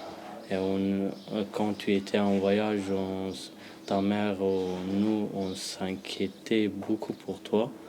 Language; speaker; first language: French; non-native, learner; Pashto